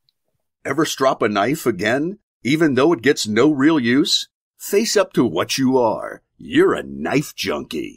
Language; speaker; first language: English; native; English